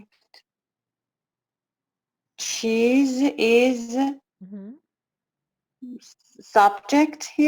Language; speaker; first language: English; non-native, learner; Persian